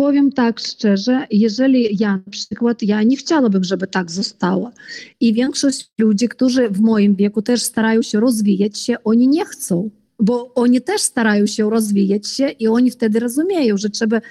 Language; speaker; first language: Polish; early bilingual, heritage; Polish